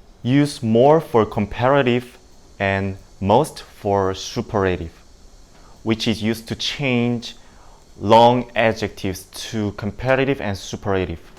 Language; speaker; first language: English; non-native, learner; Indonesian